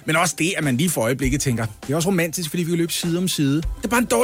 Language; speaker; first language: Danish; native; Danish